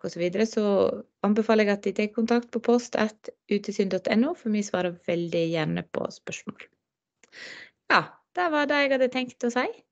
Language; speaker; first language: Norwegian; native; Norwegian